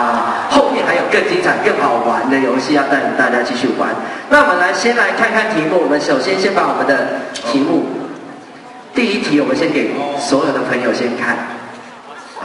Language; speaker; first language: Chinese; native; Chinese